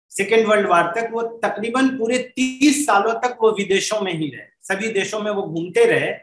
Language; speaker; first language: Hindi; native; Hindi